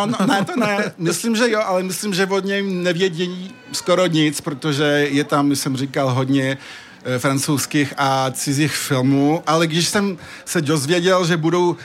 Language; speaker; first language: Czech; early bilingual, heritage; French